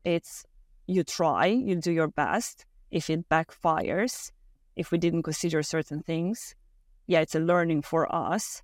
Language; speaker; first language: English; non-native, fluent; Romanian